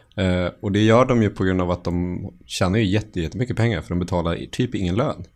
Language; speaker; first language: Swedish; native; Swedish